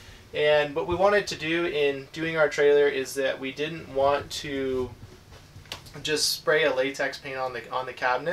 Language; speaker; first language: English; native; English